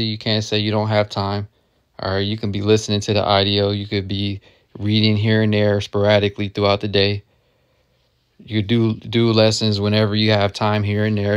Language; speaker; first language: English; native; English